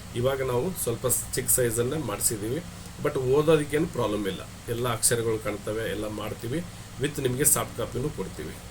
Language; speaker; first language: Kannada; native; Kannada